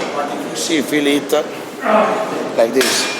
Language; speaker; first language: English; non-native, learner; Italian